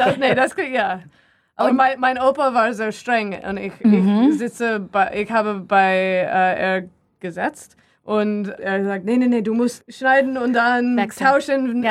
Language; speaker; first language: German; non-native, learner; English